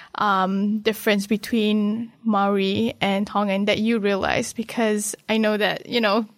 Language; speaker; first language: English; non-native, local second language; Malay